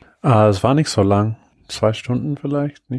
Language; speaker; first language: German; non-native, fluent; English